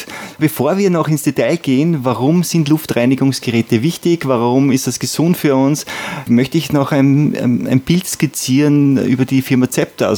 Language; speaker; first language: German; native; German